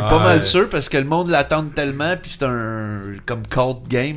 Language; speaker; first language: French; native; French